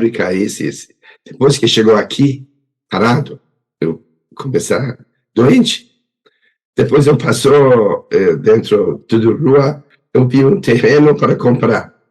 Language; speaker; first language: Portuguese; non-native, learner; Persian